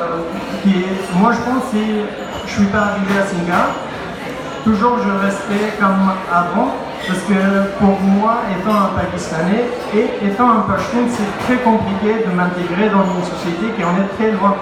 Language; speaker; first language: French; non-native, learner; Pashto